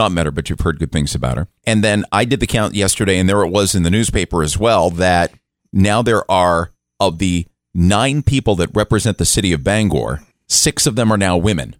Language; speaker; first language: English; native; English